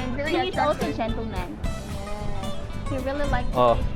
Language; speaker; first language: English; non-native, learner; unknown